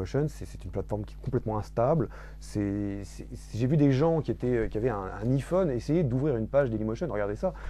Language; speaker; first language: French; native; French